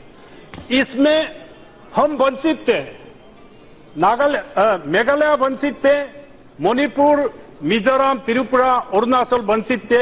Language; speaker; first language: Hindi; non-native, local second language; Adi